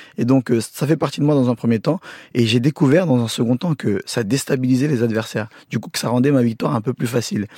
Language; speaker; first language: French; early bilingual, other home language; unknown